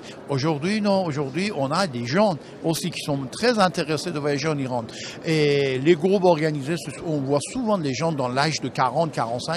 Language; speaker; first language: French; non-native, fluent; Persian